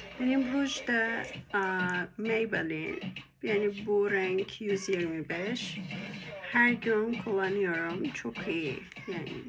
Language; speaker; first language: Turkish; non-native, learner; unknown